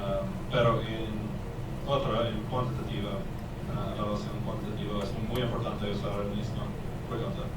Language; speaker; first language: Spanish; non-native, learner; English